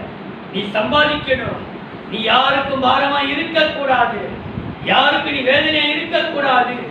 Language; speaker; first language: Tamil; native; Tamil